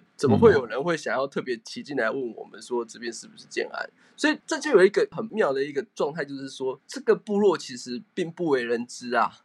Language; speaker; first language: Chinese; native; Chinese